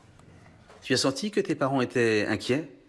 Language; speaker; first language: French; native; French